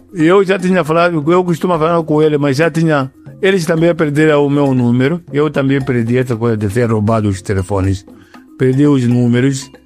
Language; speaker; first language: Portuguese; non-native, local second language; Yao